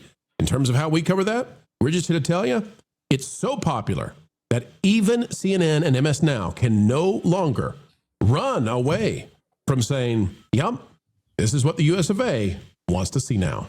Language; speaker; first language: English; native; English